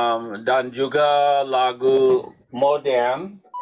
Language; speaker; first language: Indonesian; non-native, learner; English